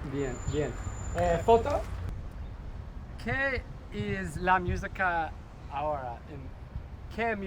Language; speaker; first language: Spanish; non-native, learner; English